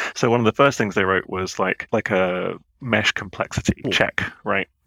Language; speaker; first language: English; native; English